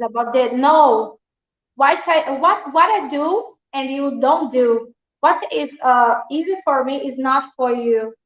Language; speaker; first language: English; non-native, learner; Portuguese